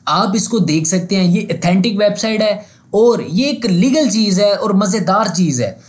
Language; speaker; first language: Urdu; non-native, local second language; Punjabi